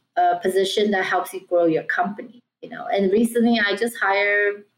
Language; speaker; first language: English; early bilingual, other home language; Chinese